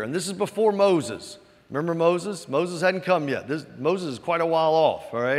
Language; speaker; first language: English; native; English